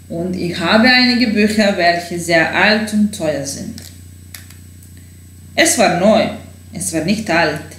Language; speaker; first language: German; non-native, fluent; Serbian